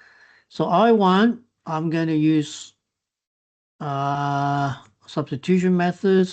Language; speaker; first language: English; non-native, fluent; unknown